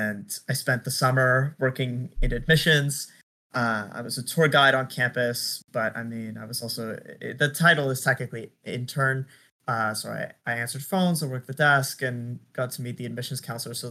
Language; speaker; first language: English; native; English